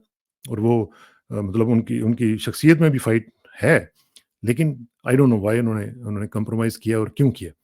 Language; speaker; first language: Urdu; native; Urdu